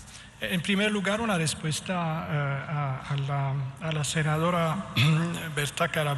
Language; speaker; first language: Spanish; non-native, fluent; Romanian